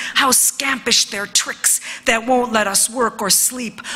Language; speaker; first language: English; early bilingual, other home language; Spanish